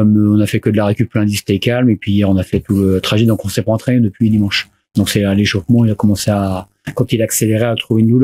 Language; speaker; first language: French; native; French